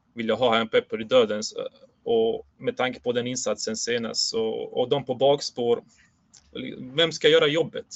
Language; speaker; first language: Swedish; early bilingual, other home language; Bosnian